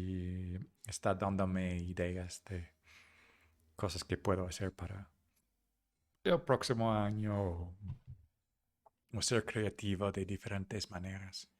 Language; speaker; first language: Spanish; non-native, fluent; English